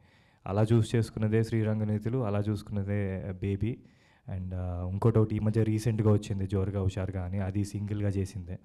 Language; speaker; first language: Telugu; native; Telugu